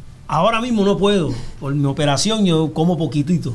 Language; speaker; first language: Spanish; early bilingual, heritage; Spanish